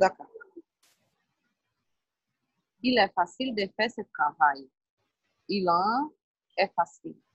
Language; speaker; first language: French; non-native, learner; Portuguese